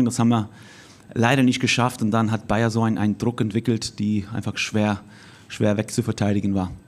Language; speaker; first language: German; native; German